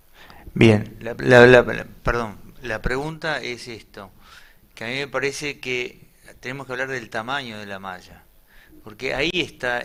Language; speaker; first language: Spanish; native; Spanish